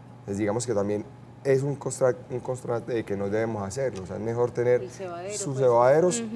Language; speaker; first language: Spanish; native; Spanish